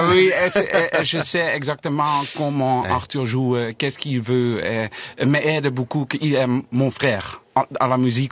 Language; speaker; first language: French; non-native, learner; Dutch